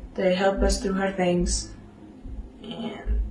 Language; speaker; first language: English; early bilingual, other home language; Spanish